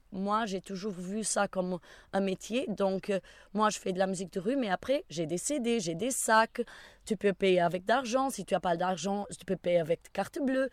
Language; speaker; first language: French; non-native, fluent; Portuguese